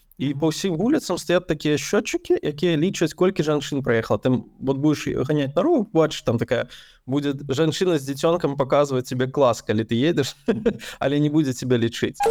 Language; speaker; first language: Belarusian; non-native, local second language; Russian